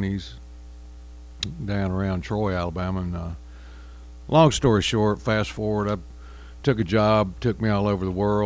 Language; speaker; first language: English; native; English